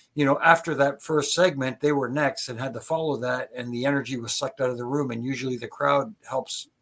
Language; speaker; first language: English; native; English